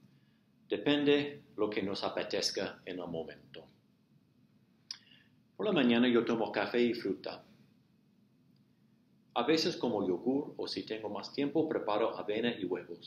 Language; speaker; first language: Spanish; non-native, fluent; English